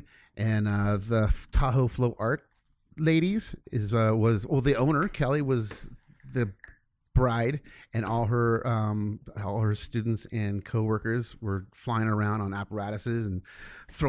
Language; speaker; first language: English; native; English